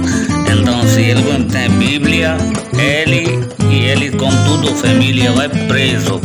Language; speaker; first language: Portuguese; non-native, learner; Hindi